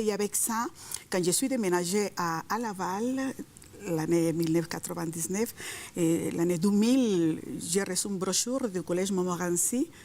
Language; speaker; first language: French; non-native, fluent; Spanish